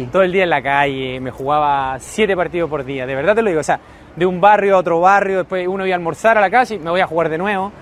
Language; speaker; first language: Spanish; native; Spanish